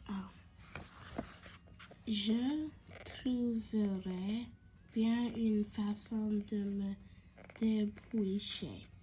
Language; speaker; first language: French; non-native, learner; English